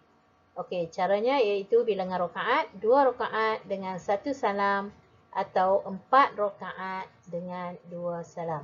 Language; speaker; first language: Malay; native; Malay